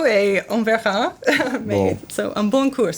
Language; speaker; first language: French; non-native, learner; English